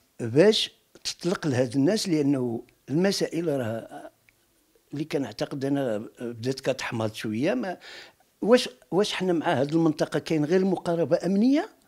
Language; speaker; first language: Arabic; non-native, local second language; Riffian